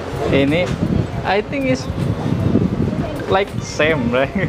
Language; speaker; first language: English; non-native, learner; Indonesian